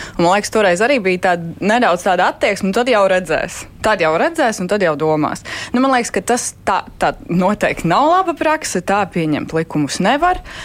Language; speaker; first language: Latvian; non-native, local second language; Russian